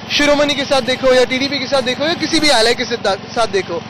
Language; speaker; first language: Hindi; non-native, local second language; Marathi